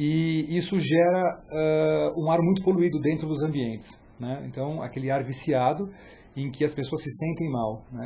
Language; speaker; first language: Portuguese; native; Portuguese